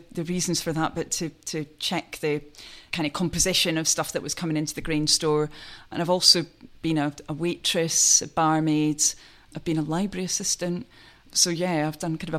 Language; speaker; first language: English; native; English